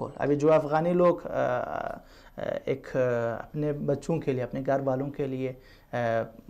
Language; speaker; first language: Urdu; non-native, fluent; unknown